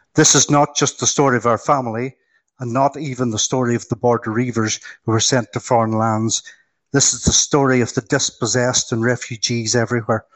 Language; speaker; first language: English; native; English